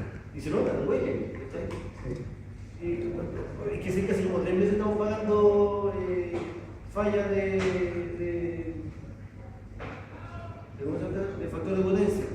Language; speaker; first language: Spanish; native; Spanish